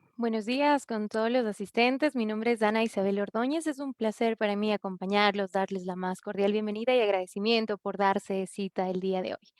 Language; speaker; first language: Spanish; native; Spanish